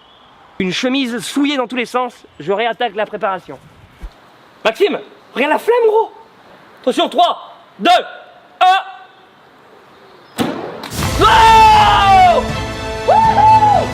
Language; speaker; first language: French; native; French